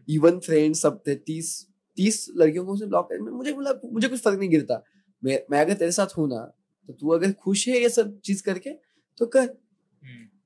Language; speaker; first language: Hindi; non-native, local second language; Marathi